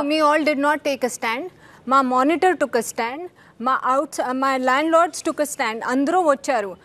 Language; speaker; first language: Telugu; non-native, learner; Hindi